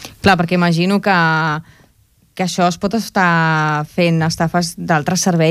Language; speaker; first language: Catalan; native; Catalan